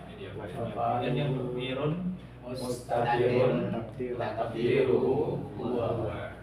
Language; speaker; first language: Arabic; non-native, fluent; Indonesian